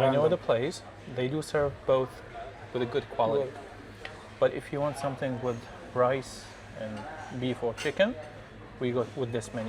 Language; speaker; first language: English; non-native, fluent; Arabic